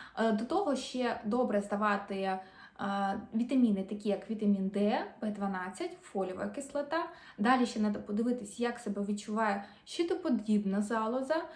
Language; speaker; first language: Ukrainian; non-native, local second language; Russian